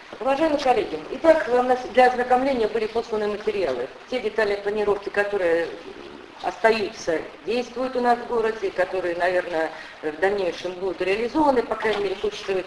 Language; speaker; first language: Russian; native; Russian